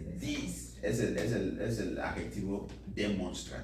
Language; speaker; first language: Spanish; non-native, fluent; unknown